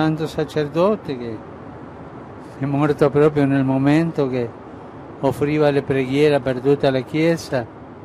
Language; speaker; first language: Italian; non-native, fluent; Spanish